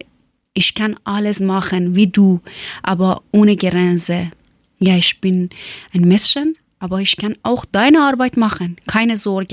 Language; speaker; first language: German; non-native, learner; Persian